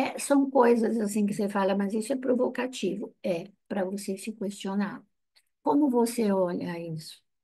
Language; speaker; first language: Portuguese; non-native, fluent; Italian